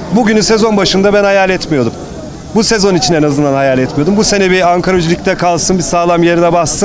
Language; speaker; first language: Turkish; native; Turkish